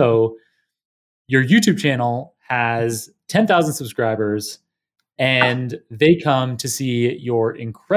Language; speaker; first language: English; native; English